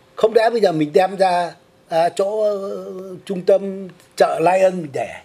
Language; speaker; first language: Vietnamese; native; Vietnamese